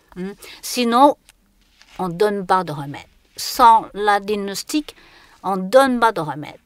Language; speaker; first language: French; non-native, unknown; Chinese